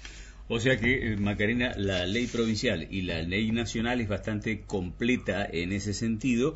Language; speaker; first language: Spanish; native; Spanish